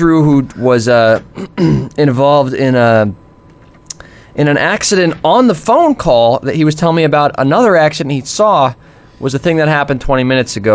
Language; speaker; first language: English; native; English